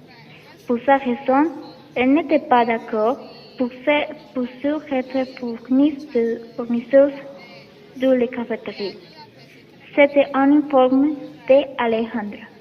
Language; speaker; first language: French; non-native, learner; Spanish